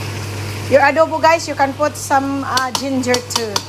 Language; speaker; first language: English; non-native, local second language; Cebuano